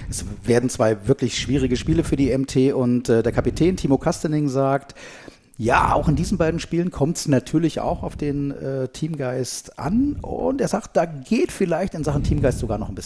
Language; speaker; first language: German; native; German